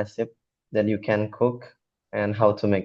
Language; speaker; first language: English; non-native, fluent; Indonesian